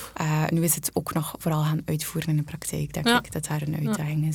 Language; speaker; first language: Dutch; native; Dutch